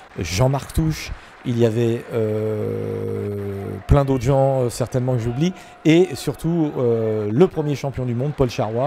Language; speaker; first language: French; native; French